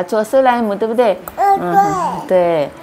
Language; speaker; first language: Chinese; non-native, fluent; Indonesian